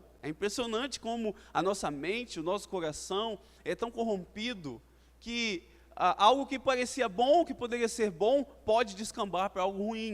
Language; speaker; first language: Portuguese; native; Portuguese